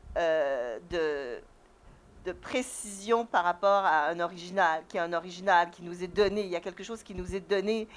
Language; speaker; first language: French; native; French